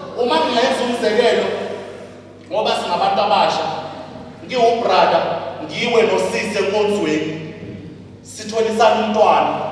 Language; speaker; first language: Zulu; native; Zulu